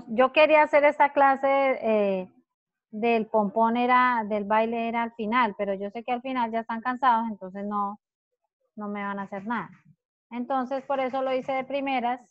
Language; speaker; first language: Spanish; native; Spanish